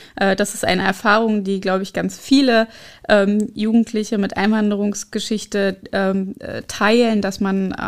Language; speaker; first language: German; early bilingual, other home language; Arabic